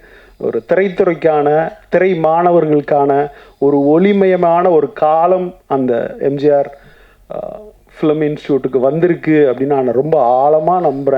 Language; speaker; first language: Tamil; native; Tamil